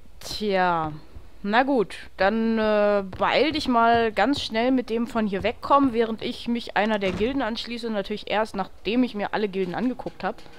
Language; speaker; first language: German; native; German